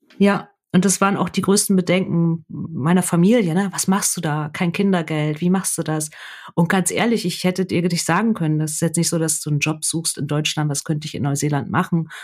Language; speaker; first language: German; native; German